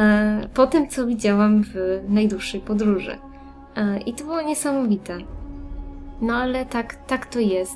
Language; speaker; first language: Polish; native; Polish